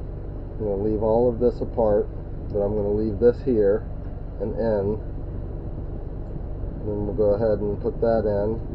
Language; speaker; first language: English; native; English